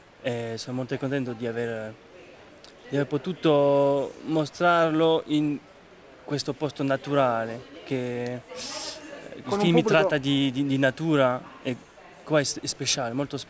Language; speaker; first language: Italian; non-native, fluent; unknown